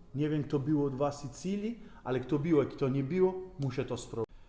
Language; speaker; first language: Polish; non-native, learner; Italian